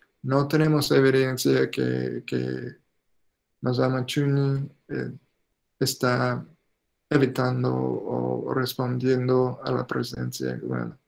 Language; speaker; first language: Spanish; non-native, fluent; English